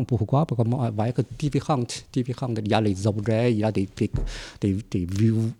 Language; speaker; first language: French; non-native, fluent; Chinese